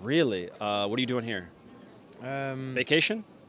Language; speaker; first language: English; native; English